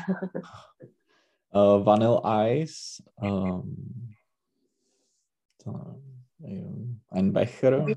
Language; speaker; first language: German; non-native, learner; Czech